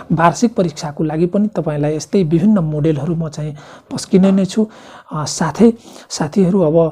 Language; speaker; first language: Nepali; non-native, local second language; Maithili